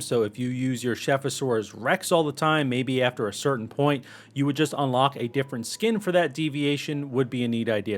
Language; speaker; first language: English; native; English